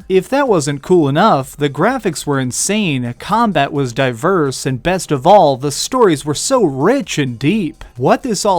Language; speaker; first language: English; native; English